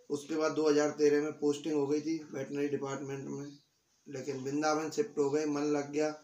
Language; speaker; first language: Hindi; native; Hindi